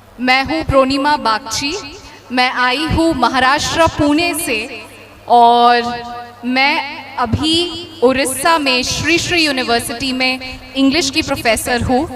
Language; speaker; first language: Hindi; non-native, local second language; Bangla